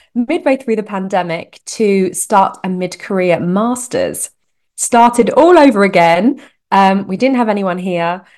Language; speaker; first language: English; native; English